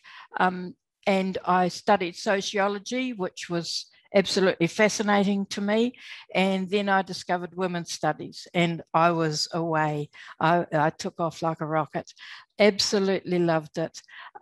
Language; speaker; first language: English; native; English